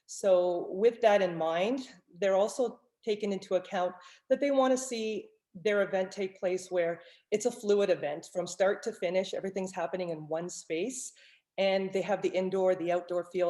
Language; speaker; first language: English; native; English